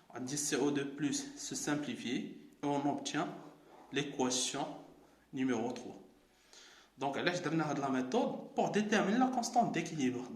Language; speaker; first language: French; non-native, local second language; Arabic